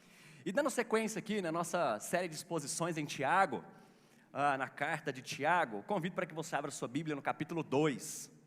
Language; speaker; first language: Portuguese; native; Portuguese